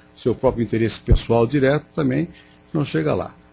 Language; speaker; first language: Portuguese; native; Portuguese